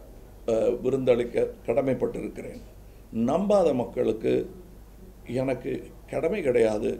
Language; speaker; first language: Tamil; native; Tamil